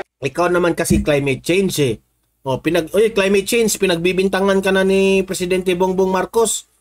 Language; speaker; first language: Filipino; non-native, local second language; Cebuano